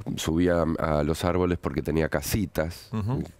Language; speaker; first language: Spanish; native; Spanish